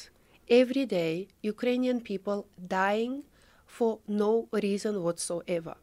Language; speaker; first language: English; non-native, fluent; Ukrainian